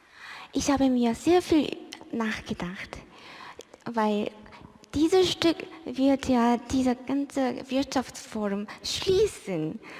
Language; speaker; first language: German; early bilingual, other home language; Korean